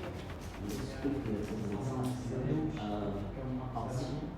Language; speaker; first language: French; non-native, learner; Khmer